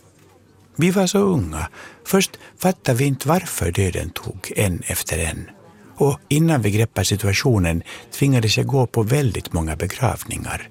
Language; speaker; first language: Swedish; native; Swedish